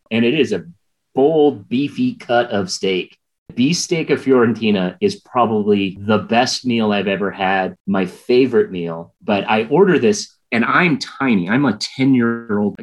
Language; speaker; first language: English; native; English